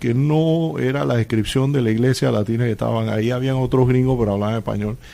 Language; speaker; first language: Spanish; native; Spanish